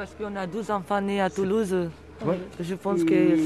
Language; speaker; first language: French; non-native, fluent; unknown